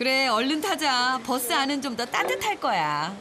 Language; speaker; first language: Korean; native; Korean